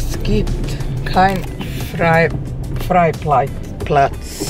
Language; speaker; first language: German; non-native, learner; Bosnian